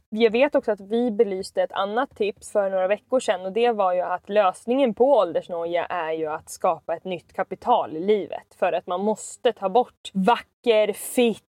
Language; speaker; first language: Swedish; native; Swedish